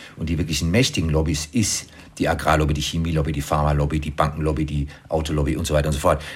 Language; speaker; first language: German; native; German